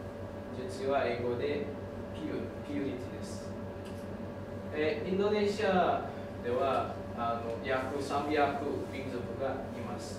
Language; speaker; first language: Japanese; non-native, learner; Indonesian